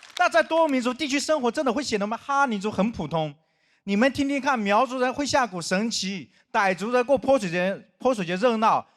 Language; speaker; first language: Chinese; non-native, local second language; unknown